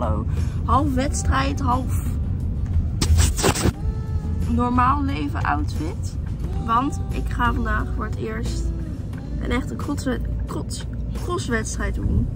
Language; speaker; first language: Dutch; native; Dutch